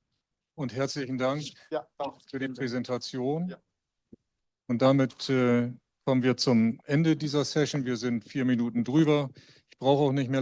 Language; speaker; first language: German; native; German